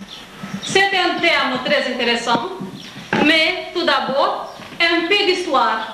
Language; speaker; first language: French; non-native, fluent; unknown